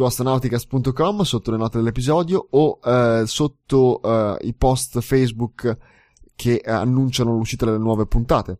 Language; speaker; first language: Italian; native; Italian